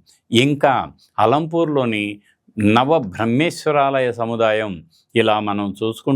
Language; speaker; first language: Telugu; native; Telugu